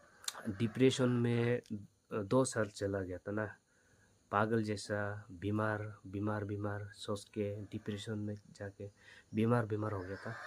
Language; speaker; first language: Hindi; non-native, local second language; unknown